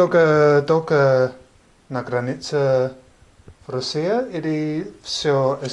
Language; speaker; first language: Russian; non-native, learner; English